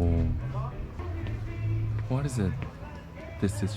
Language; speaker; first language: English; non-native, learner; Korean